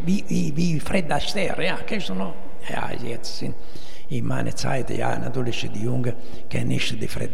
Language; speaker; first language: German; non-native, learner; Italian